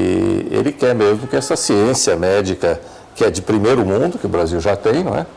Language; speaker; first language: Portuguese; native; Portuguese